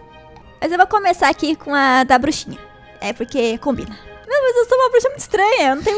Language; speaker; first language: Portuguese; native; Portuguese